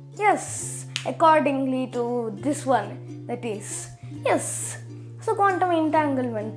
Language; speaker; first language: English; early bilingual, other home language; Telugu